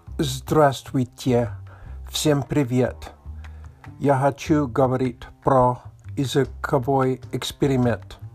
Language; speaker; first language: Russian; non-native, learner; English